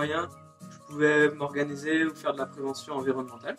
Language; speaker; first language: French; native; French